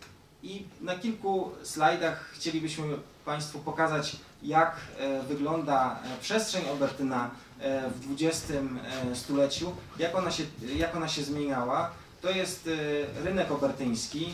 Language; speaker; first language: Polish; native; Polish